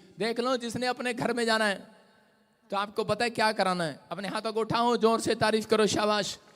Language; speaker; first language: Hindi; non-native, local second language; Punjabi